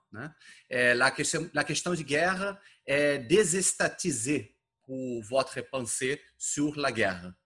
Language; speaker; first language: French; non-native, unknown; Portuguese